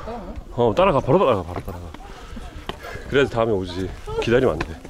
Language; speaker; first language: Korean; native; Korean